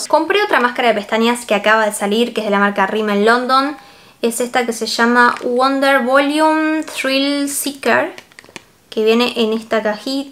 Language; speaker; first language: Spanish; native; Spanish